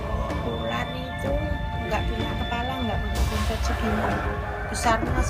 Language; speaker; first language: Indonesian; non-native, local second language; Javanese